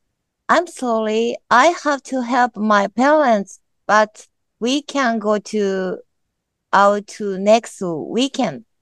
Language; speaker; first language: English; non-native, learner; Japanese